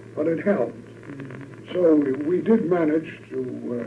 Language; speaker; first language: English; native; English